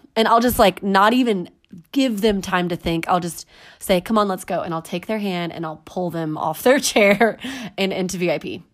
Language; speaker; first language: English; native; English